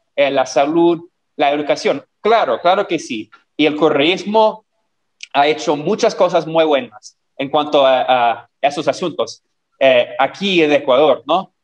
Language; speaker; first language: Spanish; non-native, fluent; English